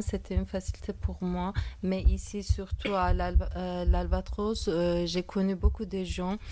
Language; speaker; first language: French; non-native, fluent; Turkish